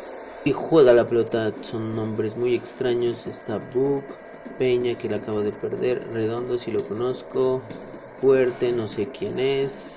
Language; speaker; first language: Spanish; native; Spanish